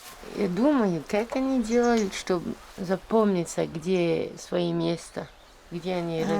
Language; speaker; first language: Russian; non-native, fluent; French